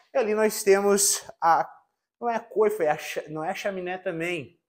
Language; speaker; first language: Portuguese; native; Portuguese